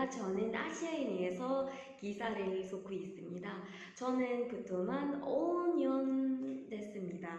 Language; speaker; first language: Korean; non-native, learner; Arabic